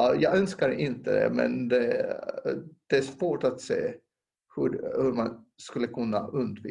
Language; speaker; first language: Swedish; non-native, local second language; Finnish